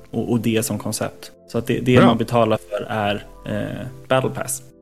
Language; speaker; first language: Swedish; native; Swedish